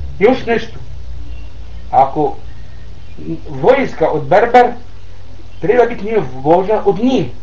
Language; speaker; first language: Bosnian; non-native, learner; Arabic